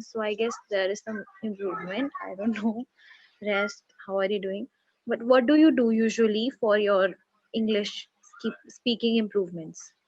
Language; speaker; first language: English; non-native, local second language; Hindi